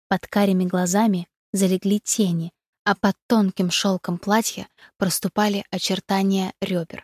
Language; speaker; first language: Russian; native; Russian